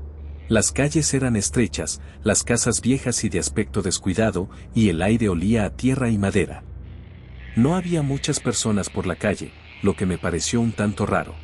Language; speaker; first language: Spanish; native; Spanish